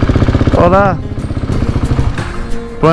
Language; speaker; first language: Spanish; non-native, learner; English